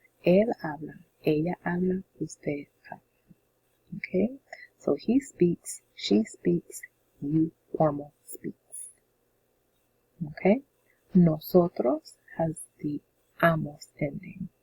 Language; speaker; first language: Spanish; non-native, fluent; English